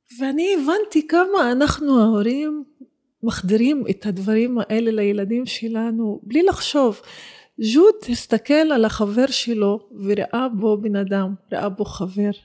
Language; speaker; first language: Hebrew; non-native, local second language; Arabic